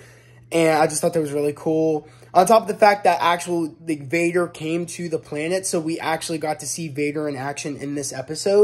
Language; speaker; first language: English; native; English